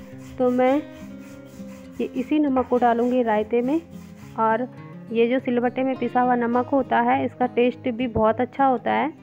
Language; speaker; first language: Hindi; non-native, local second language; Garhwali